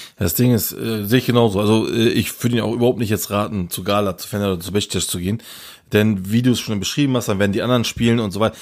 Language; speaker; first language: German; early bilingual, other home language; Turkish